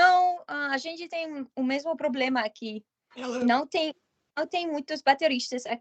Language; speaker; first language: Portuguese; non-native, learner; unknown